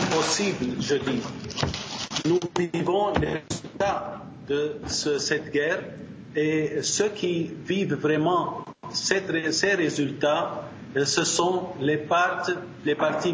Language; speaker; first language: French; non-native, learner; Arabic